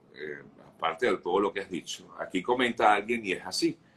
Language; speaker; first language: Spanish; native; Spanish